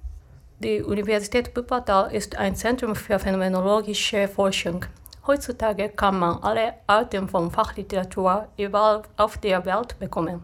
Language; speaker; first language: German; non-native, fluent; Japanese